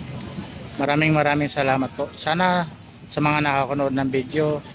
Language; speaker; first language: Filipino; native; Filipino